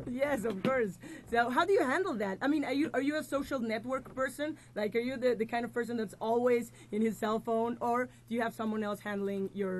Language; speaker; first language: English; non-native, fluent; Spanish